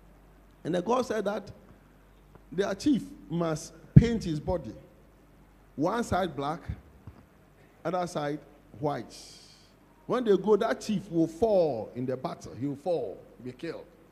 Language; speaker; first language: English; non-native, local second language; Akan